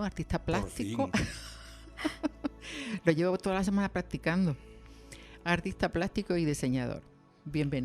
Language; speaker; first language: Spanish; native; Spanish